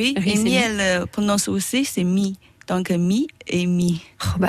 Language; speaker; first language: French; non-native, learner; Chinese